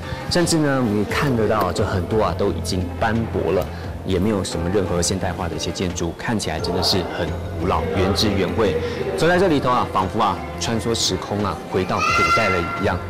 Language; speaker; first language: Chinese; native; Chinese